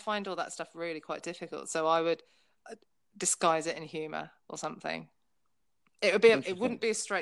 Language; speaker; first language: English; native; English